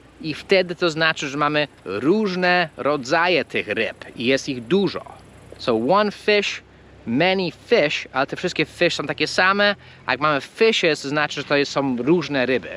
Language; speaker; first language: Polish; non-native, fluent; English